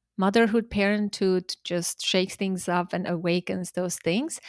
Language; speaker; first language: English; early bilingual, other home language; Armenian